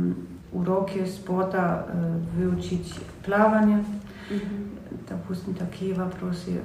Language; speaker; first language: Russian; non-native, fluent; German